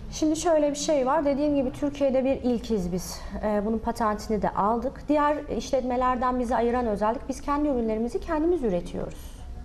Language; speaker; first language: Turkish; native; Turkish